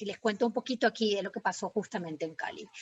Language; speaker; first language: Spanish; native; Spanish